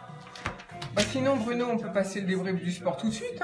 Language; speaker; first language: French; native; French